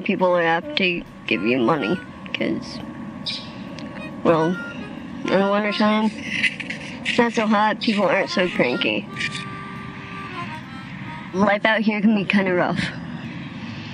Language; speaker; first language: English; native; English